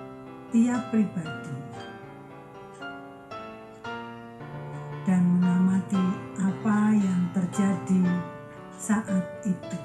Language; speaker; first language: Indonesian; native; Indonesian